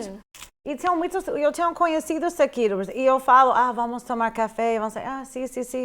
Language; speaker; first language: Portuguese; non-native, fluent; English